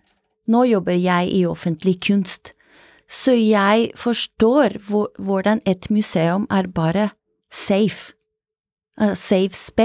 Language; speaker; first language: Norwegian; non-native, fluent; Italian